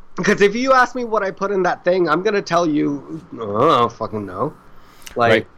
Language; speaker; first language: English; native; English